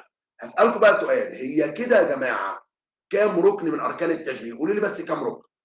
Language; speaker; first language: Arabic; native; Arabic